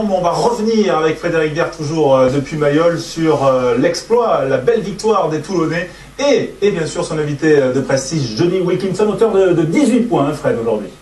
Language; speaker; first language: French; native; French